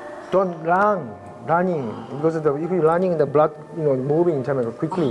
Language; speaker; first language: English; non-native, learner; Japanese